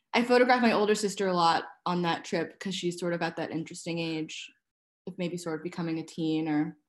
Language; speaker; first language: English; native; English